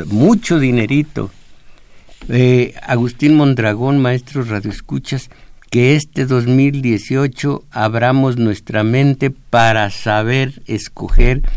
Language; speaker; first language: Spanish; native; Spanish